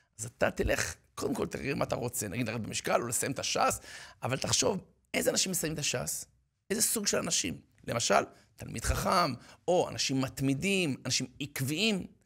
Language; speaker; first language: Hebrew; native; Hebrew